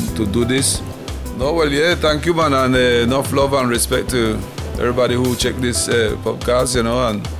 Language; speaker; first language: English; non-native, fluent; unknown